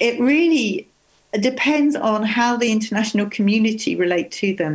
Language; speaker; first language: English; native; English